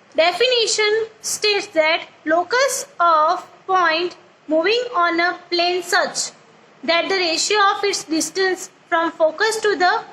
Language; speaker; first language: English; non-native, local second language; Gujarati